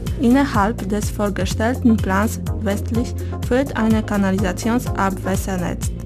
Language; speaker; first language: German; non-native, fluent; Polish